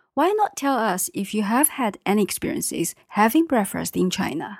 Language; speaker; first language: English; non-native, fluent; Chinese